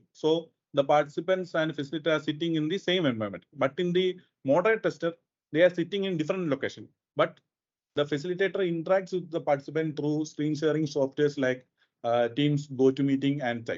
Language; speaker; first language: English; non-native, local second language; Malayalam